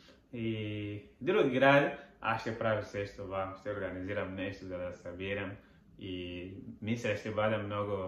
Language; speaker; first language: Bulgarian; non-native, learner; Portuguese